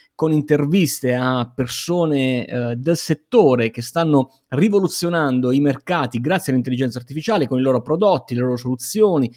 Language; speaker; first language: Italian; native; Italian